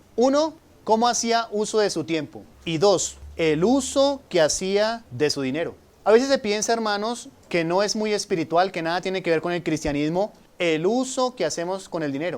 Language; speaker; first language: Spanish; native; Spanish